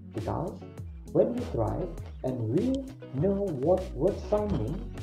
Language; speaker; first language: English; non-native, fluent; Indonesian